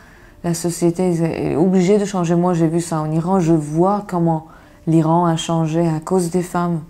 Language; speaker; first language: French; non-native, fluent; Persian